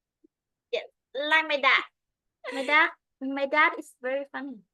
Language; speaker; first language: English; non-native, learner; Vietnamese